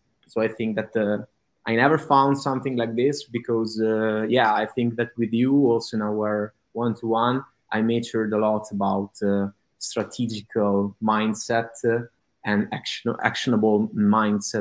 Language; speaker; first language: English; non-native, fluent; Italian